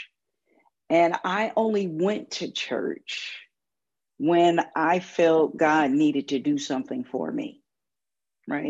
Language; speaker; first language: English; native; English